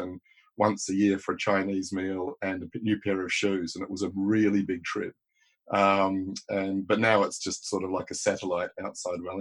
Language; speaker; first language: English; native; English